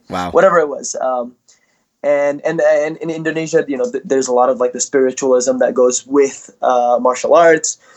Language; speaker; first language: English; early bilingual, other home language; Indonesian